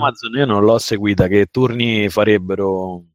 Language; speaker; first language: Italian; native; Italian